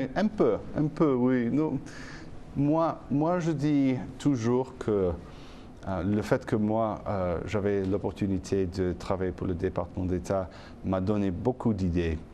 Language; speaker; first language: French; non-native, fluent; English